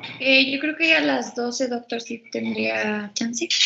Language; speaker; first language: Spanish; native; Spanish